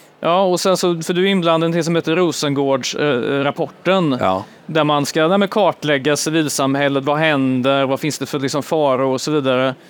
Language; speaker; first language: Swedish; native; Swedish